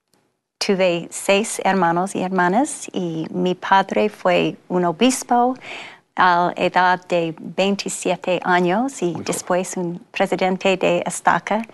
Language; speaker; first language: Spanish; non-native, fluent; English